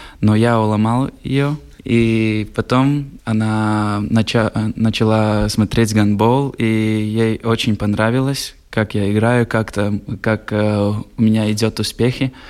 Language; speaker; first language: Russian; non-native, local second language; Latvian